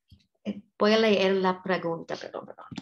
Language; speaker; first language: Spanish; non-native, fluent; English